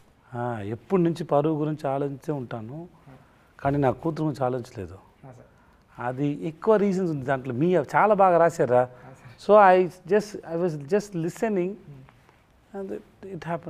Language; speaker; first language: Telugu; non-native, learner; Tamil